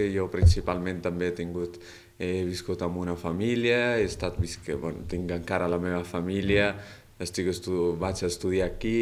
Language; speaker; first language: Catalan; early bilingual, other home language; Arabic